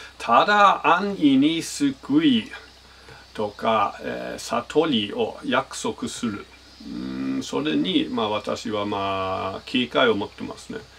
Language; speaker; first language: Japanese; non-native, fluent; German